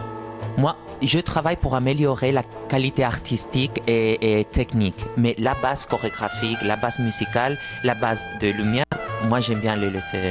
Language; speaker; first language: French; non-native, fluent; Spanish